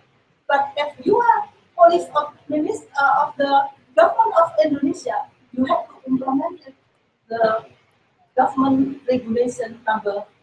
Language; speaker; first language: English; non-native, learner; Indonesian